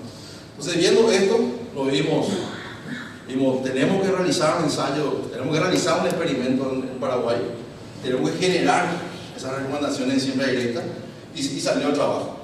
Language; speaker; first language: Spanish; native; Spanish